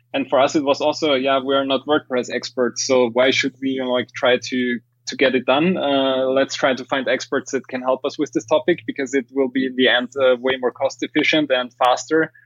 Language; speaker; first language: English; non-native, fluent; German